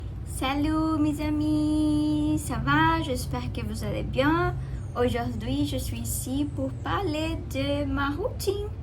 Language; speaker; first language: French; non-native, learner; Portuguese